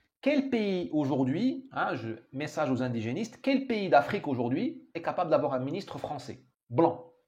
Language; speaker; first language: French; non-native, local second language; Arabic